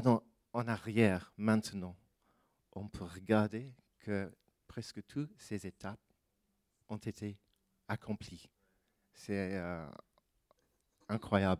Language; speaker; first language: French; non-native, fluent; English